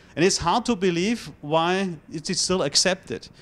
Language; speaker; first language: English; non-native, fluent; German